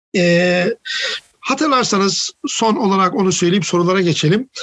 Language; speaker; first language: Turkish; native; Turkish